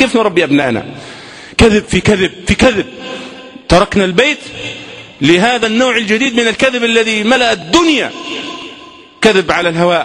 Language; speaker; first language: Arabic; native; Arabic